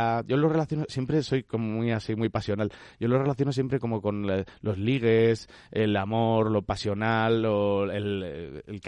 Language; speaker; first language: Spanish; native; Spanish